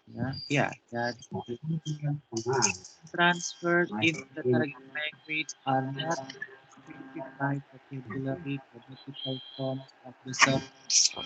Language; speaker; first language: English; non-native, fluent; Indonesian